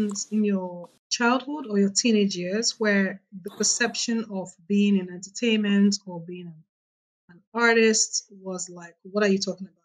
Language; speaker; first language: English; non-native, local second language; Yoruba